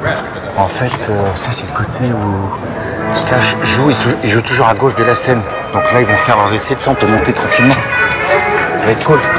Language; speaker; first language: French; native; French